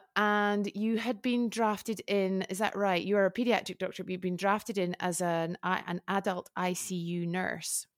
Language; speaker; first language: English; native; English